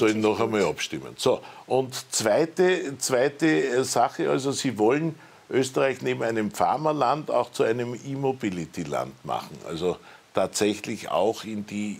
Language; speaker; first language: German; native; German